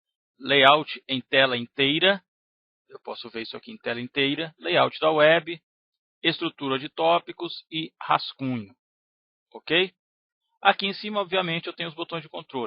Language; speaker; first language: Portuguese; native; Portuguese